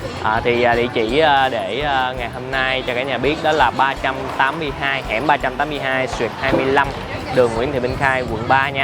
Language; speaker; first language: Vietnamese; native; Vietnamese